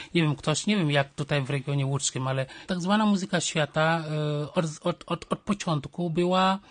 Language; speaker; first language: Polish; non-native, fluent; Wolof